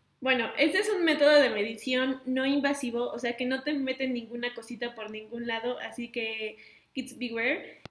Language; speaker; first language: Spanish; native; Spanish